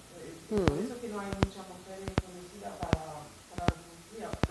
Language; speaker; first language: Spanish; non-native, fluent; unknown